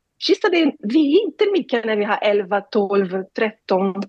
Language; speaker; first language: Swedish; non-native, learner; Portuguese